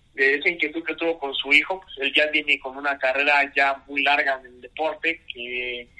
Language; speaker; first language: Spanish; native; Spanish